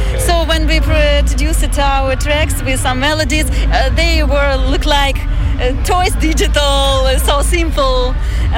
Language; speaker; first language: English; non-native, fluent; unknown